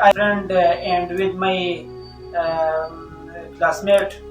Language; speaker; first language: English; non-native, learner; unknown